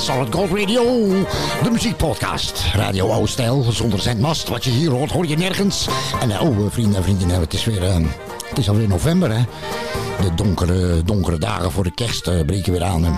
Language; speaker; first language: Dutch; native; Dutch